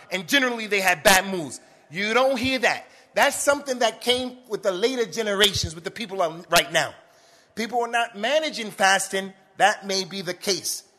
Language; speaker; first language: English; native; English